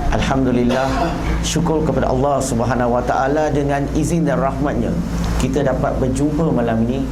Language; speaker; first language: Malay; non-native, local second language; Chinese